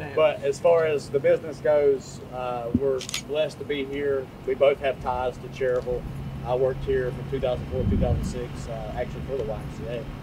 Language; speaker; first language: English; native; English